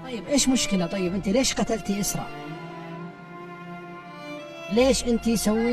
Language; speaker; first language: Arabic; native; Arabic